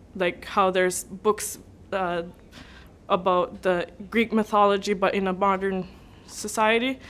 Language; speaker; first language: English; native; English